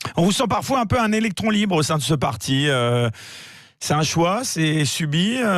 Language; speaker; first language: French; native; French